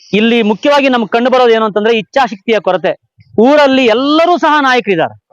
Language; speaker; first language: Kannada; native; Kannada